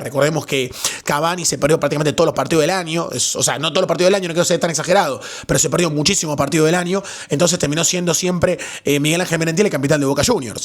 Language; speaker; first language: Spanish; native; Spanish